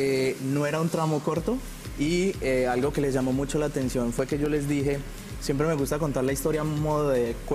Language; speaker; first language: Spanish; native; Spanish